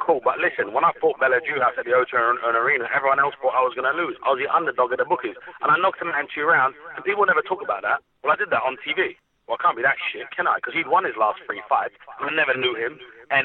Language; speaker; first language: English; native; English